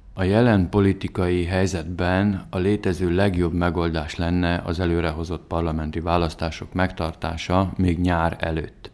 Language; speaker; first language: Hungarian; native; Hungarian